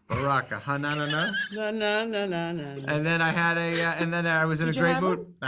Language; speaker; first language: English; native; English